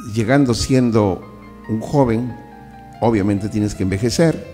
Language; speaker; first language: Spanish; native; Spanish